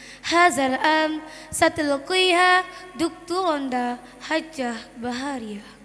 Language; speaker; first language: Arabic; non-native, learner; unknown